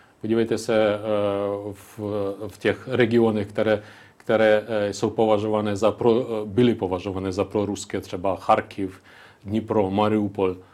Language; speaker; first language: Czech; non-native, local second language; Ukrainian